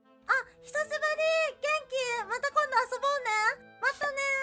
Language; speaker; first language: Japanese; native; Japanese